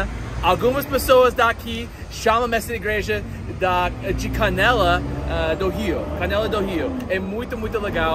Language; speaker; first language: Portuguese; non-native, learner; English